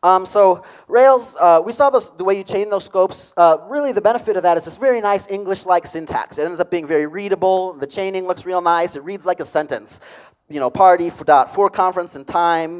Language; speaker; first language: English; native; English